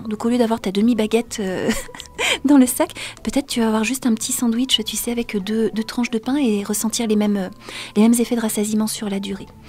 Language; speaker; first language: French; native; French